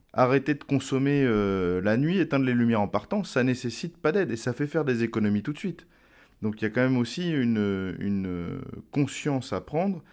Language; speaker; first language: French; native; French